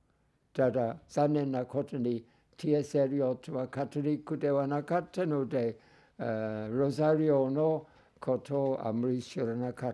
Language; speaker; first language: Japanese; non-native, fluent; English